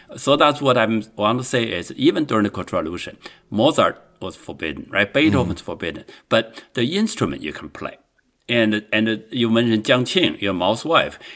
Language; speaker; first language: English; non-native, fluent; Chinese